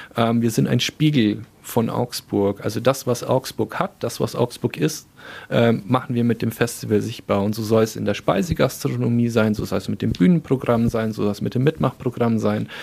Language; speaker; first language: German; native; German